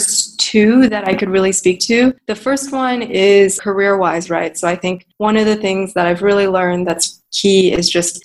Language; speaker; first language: English; native; English